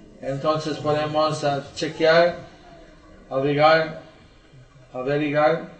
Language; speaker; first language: Spanish; non-native, learner; English